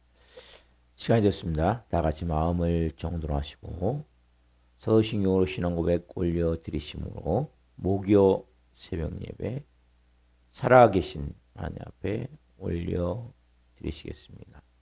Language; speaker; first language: Korean; native; Korean